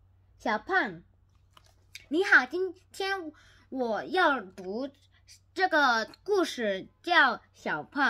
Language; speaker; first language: Chinese; non-native, learner; Korean